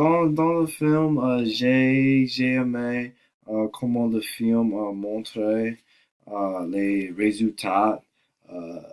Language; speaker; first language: French; non-native, learner; English